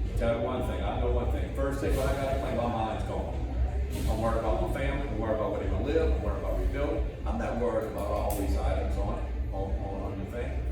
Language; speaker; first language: English; native; English